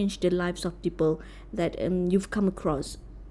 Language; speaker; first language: English; non-native, local second language; Malay